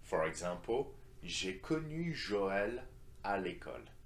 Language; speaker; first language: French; non-native, fluent; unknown